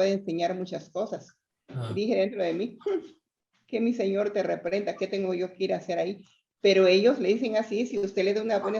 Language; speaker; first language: Spanish; native; Spanish